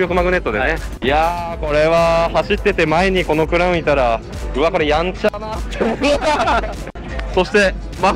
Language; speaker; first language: Japanese; native; Japanese